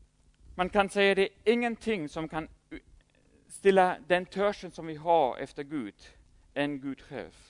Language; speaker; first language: Swedish; non-native, fluent; German